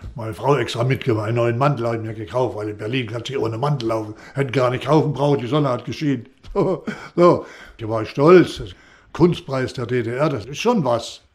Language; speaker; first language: German; native; German